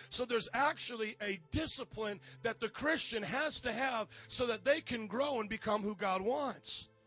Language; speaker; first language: English; native; English